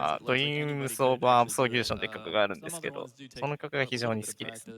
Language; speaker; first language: Japanese; native; Japanese